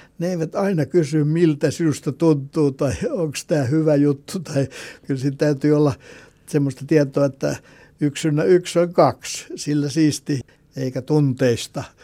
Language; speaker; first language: Finnish; native; Finnish